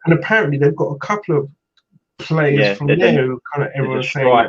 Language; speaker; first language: English; native; English